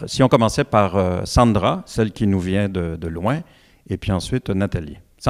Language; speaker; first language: French; native; French